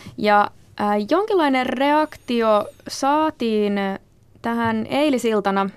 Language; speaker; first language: Finnish; native; Finnish